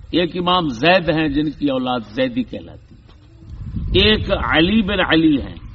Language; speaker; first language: Urdu; native; Urdu